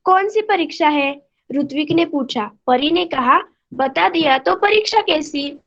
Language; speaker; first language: Hindi; non-native, local second language; Marathi